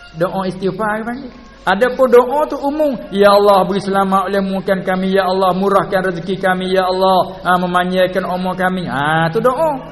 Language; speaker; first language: Malay; native; Malay